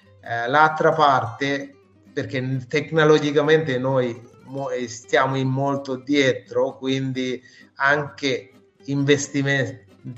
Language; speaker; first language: Italian; non-native, fluent; Sinhala